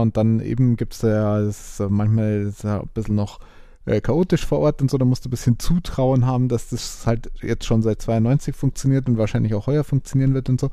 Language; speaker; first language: German; native; German